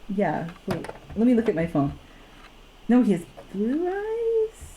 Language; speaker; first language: English; native; English